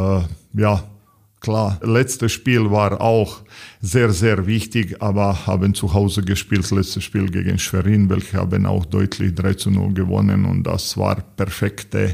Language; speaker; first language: German; non-native, learner; Serbian